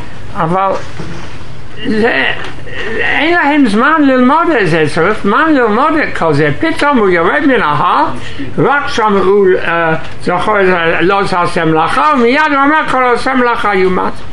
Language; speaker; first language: Hebrew; non-native, fluent; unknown